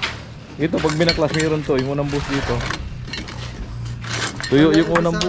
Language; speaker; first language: Filipino; native; Filipino